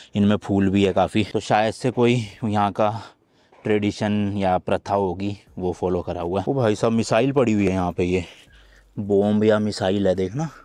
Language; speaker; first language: Hindi; native; Hindi